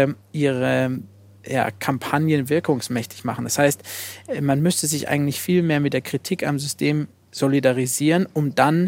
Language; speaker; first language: German; native; German